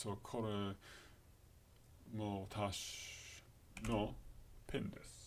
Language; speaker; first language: Japanese; non-native, learner; English